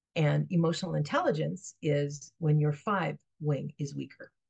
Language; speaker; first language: English; native; English